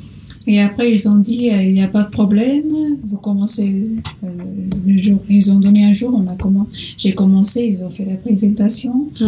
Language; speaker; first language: French; non-native, learner; Portuguese